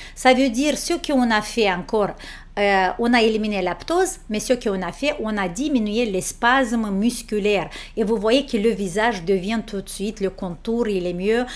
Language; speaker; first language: French; non-native, fluent; Romanian